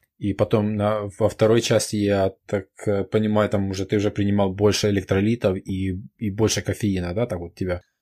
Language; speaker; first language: Russian; non-native, local second language; Ukrainian